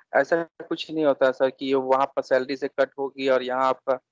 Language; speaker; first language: Hindi; native; Hindi